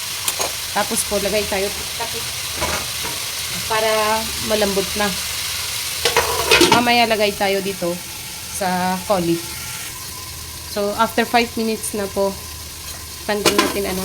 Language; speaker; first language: Filipino; non-native, learner; Punjabi